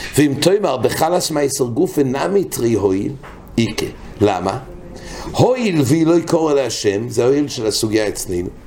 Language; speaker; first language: Hebrew; non-native, fluent; English